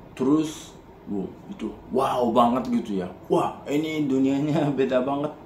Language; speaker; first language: Indonesian; non-native, fluent; Japanese